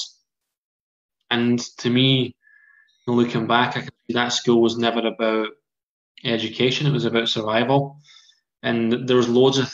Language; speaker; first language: English; native; English